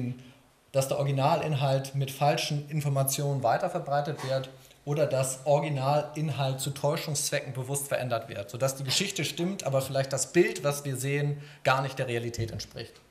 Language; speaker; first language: German; native; German